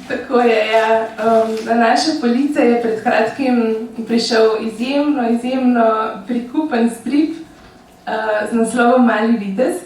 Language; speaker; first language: Slovenian; native; Slovenian